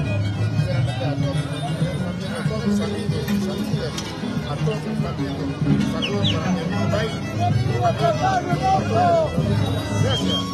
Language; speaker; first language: Spanish; native; Spanish